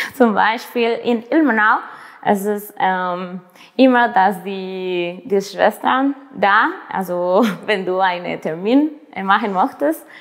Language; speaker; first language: German; non-native, learner; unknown